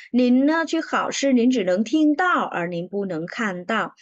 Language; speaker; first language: Chinese; non-native, fluent; Vietnamese